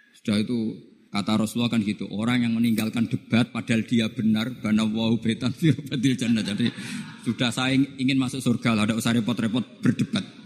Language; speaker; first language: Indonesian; non-native, local second language; Javanese